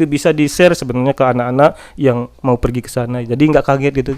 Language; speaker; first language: Indonesian; native; Indonesian